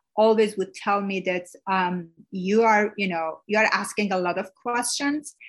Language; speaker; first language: English; non-native, fluent; Persian